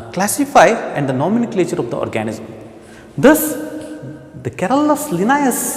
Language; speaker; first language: English; non-native, local second language; Kannada